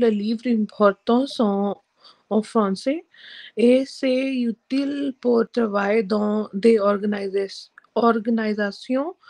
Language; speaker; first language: French; non-native, learner; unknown